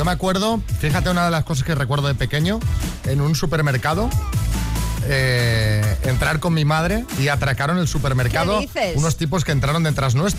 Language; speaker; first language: Spanish; native; Spanish